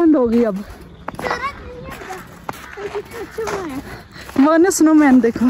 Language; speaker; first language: Urdu; native; Urdu